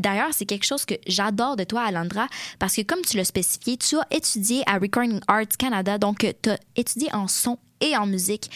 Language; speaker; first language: French; native; French